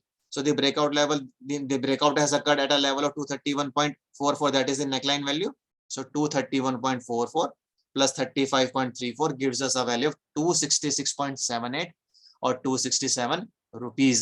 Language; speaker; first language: English; non-native, local second language; Hindi